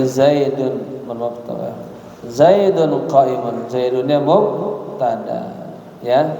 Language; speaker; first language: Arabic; non-native, fluent; Indonesian